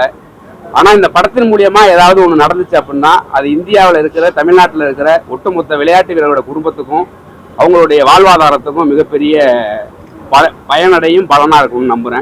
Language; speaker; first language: Tamil; native; Tamil